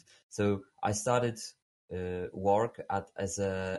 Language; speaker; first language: English; non-native, fluent; Polish